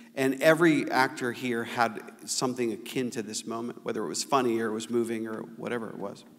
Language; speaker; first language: English; native; English